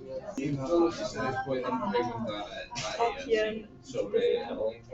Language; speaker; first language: Spanish; non-native, fluent; English